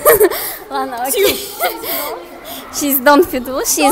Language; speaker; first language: English; non-native, learner; Azerbaijani